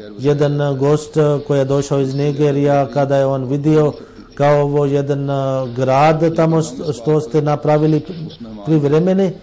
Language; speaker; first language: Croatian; non-native, fluent; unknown